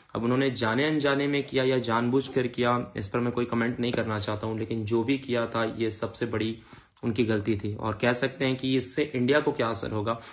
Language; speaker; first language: Hindi; native; Hindi